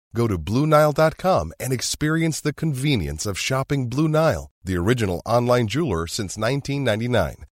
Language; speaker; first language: English; native; English